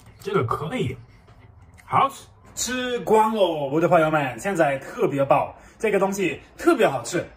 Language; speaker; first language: Chinese; non-native, fluent; German